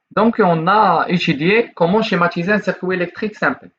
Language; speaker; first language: French; non-native, local second language; Arabic